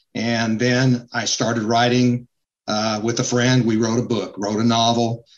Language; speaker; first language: English; native; English